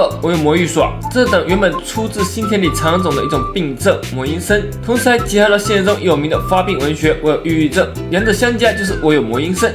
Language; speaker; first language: Chinese; native; Chinese